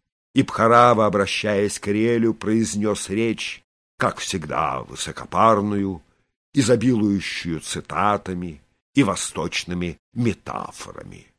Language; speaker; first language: Russian; native; Russian